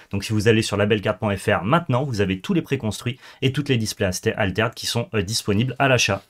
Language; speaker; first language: French; native; French